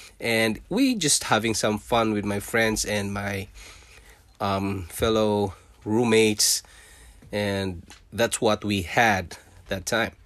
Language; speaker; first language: English; non-native, local second language; Filipino